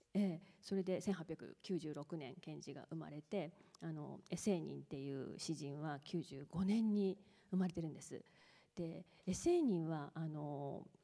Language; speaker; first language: Japanese; native; Japanese